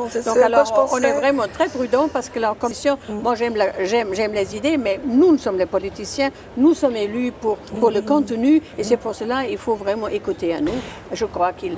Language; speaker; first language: French; non-native, fluent; German